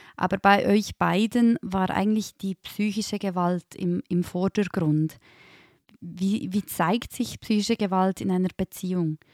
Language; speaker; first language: German; native; German